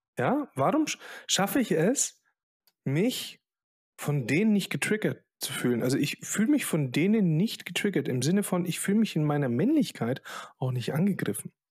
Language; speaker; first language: German; early bilingual, other home language; Polish